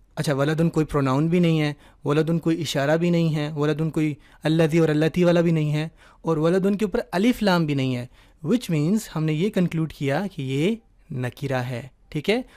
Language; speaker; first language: Urdu; native; Urdu